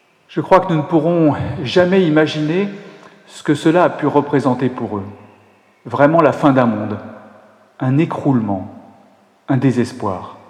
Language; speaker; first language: French; native; French